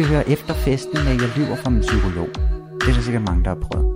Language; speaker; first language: Danish; native; Danish